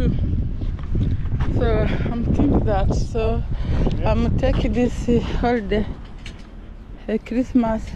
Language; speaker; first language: English; non-native, learner; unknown